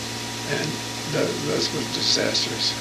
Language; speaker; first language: English; native; English